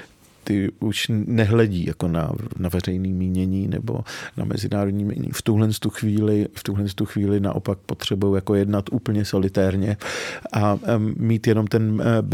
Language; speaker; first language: Czech; early bilingual, other home language; Arabic